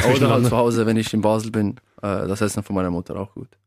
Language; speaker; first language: German; early bilingual, other home language; Albanian